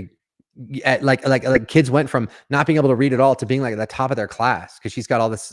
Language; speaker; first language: English; native; English